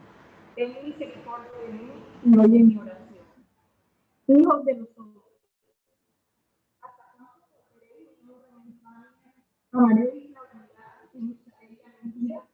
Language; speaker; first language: Spanish; native; Spanish